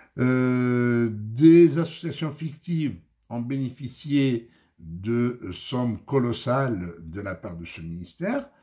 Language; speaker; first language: French; non-native, local second language; Arabic